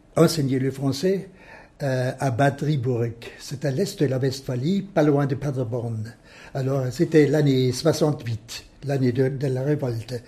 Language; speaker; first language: French; non-native, fluent; German